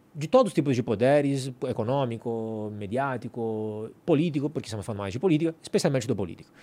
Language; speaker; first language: Portuguese; non-native, fluent; Italian